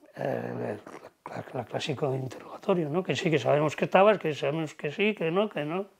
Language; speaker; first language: Spanish; native; Spanish